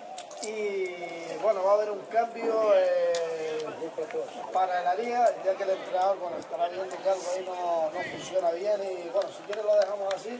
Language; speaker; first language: Spanish; native; Spanish